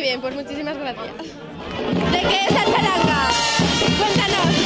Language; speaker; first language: Spanish; native; Spanish